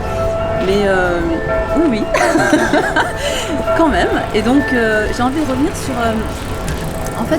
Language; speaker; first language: French; native; French